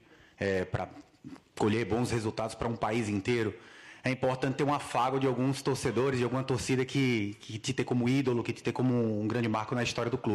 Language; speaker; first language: Portuguese; native; Portuguese